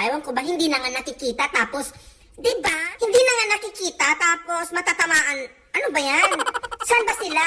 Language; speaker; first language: Filipino; non-native, local second language; Iloko